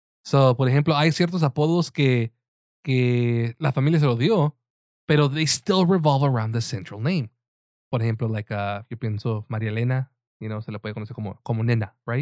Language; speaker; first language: Spanish; early bilingual, heritage; Spanish